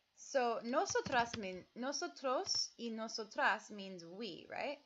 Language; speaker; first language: Spanish; non-native, fluent; English